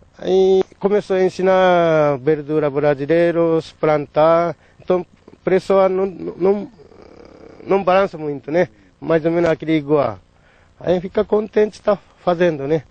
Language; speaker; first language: Portuguese; non-native, learner; Japanese